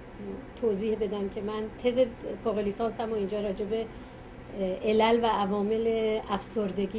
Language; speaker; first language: Persian; native; Persian